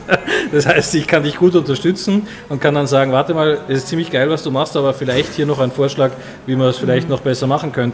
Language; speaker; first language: German; native; German